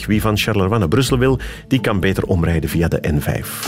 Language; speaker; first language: Dutch; native; Dutch